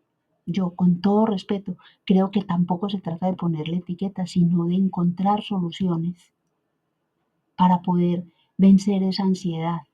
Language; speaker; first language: Spanish; native; Spanish